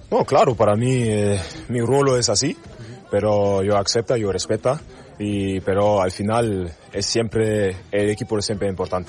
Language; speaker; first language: Spanish; non-native, learner; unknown